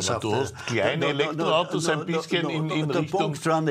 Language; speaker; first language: German; native; German